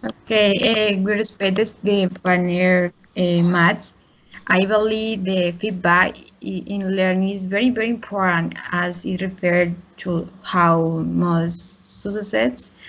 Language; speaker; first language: English; non-native, learner; Spanish